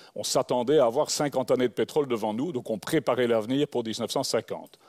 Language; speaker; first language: French; native; French